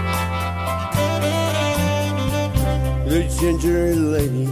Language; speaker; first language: English; native; English